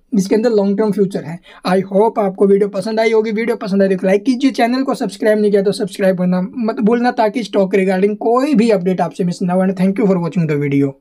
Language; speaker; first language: Hindi; native; Hindi